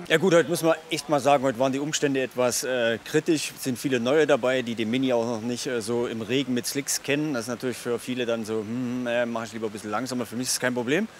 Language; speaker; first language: German; native; German